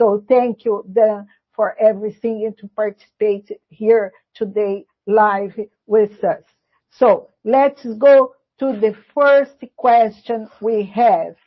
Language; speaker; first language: English; non-native, learner; Portuguese